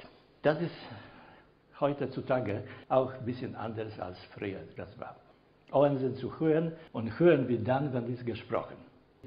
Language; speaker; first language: German; non-native, fluent; Polish